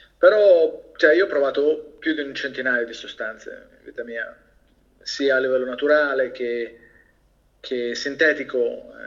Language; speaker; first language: Italian; native; Italian